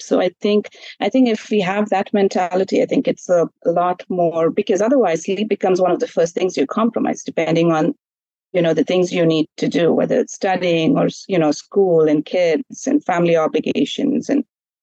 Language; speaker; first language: English; non-native, local second language; Malayalam